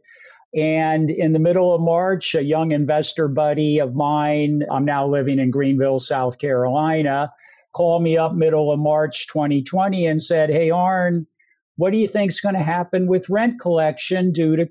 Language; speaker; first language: English; native; English